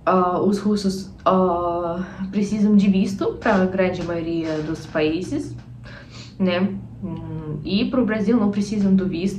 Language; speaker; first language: Portuguese; non-native, fluent; Russian